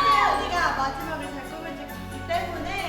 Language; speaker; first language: Korean; native; Korean